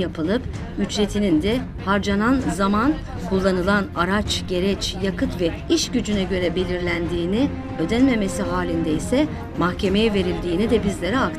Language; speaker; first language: Turkish; native; Turkish